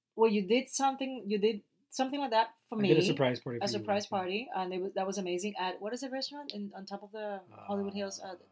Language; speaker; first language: English; non-native, fluent; Spanish